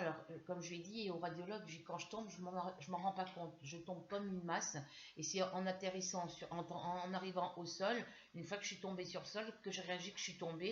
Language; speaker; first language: French; native; French